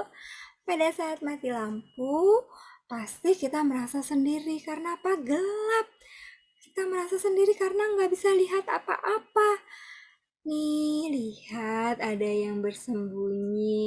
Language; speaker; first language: Indonesian; native; Indonesian